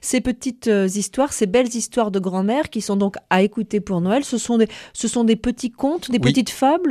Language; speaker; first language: French; native; French